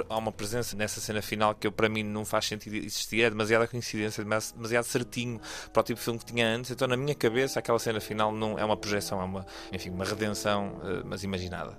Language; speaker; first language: Portuguese; native; Portuguese